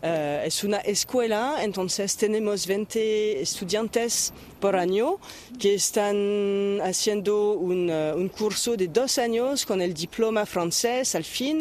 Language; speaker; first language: Spanish; non-native, learner; French